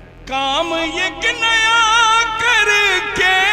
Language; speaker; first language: Urdu; native; Urdu